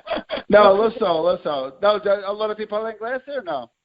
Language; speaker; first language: Italian; non-native, learner; English